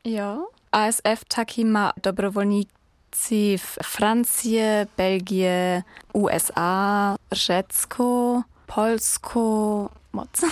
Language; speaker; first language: Czech; non-native, learner; German